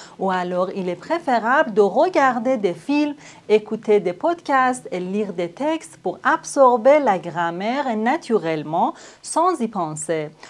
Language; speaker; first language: French; non-native, fluent; Persian